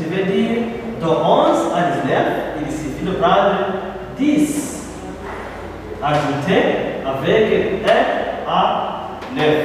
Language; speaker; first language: French; non-native, local second language; Rundi